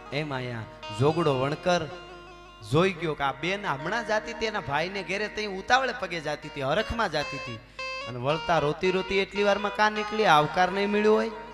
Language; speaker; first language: Gujarati; native; Gujarati